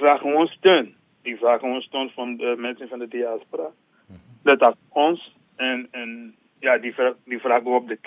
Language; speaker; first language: Dutch; non-native, learner; English